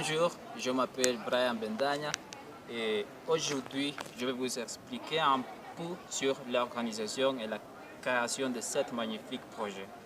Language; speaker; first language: French; non-native, learner; Spanish